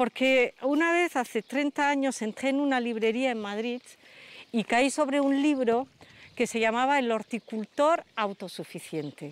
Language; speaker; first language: Spanish; non-native, fluent; French